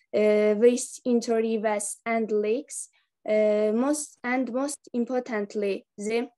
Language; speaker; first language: English; non-native, fluent; Georgian